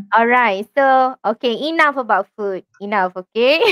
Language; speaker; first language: English; non-native, local second language; Malay